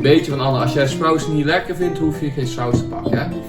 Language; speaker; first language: Dutch; native; Dutch